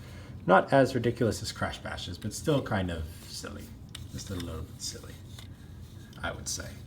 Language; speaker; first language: English; native; English